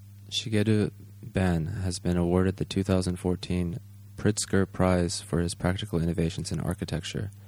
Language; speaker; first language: English; native; English